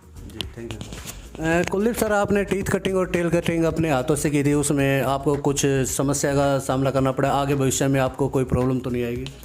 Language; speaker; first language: Hindi; native; Hindi